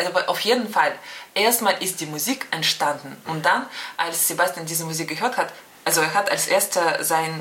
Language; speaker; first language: German; non-native, fluent; Russian